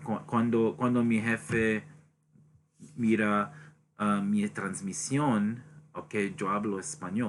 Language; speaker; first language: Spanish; non-native, learner; English